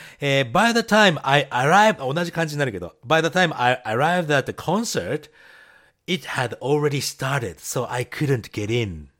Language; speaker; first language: English; non-native, fluent; Japanese